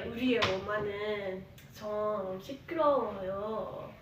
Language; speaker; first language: Korean; non-native, learner; English